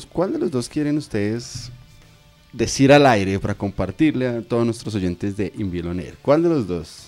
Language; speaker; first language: Spanish; native; Spanish